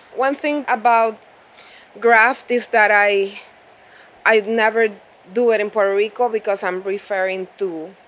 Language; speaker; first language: English; non-native, fluent; Spanish